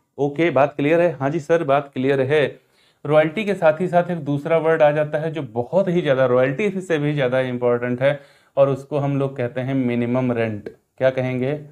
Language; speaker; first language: Hindi; native; Hindi